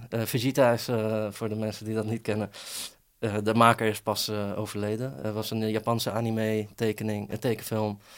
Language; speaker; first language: Dutch; early bilingual, other home language; Persian